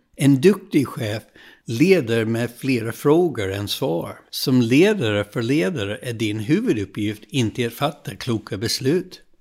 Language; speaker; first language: Swedish; non-native, fluent; English